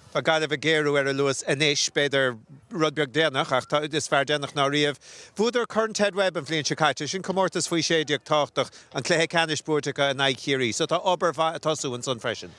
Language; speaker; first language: Irish; native; Irish